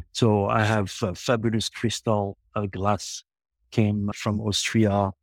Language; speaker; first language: English; non-native, local second language; French